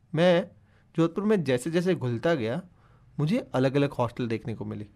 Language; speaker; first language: Hindi; native; Hindi